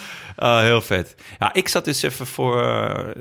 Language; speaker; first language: Dutch; native; Dutch